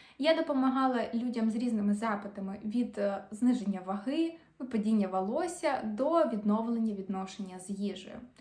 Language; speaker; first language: Ukrainian; non-native, local second language; Russian